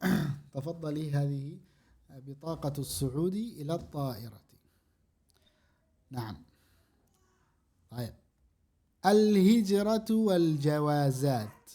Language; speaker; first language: Arabic; non-native, fluent; Indonesian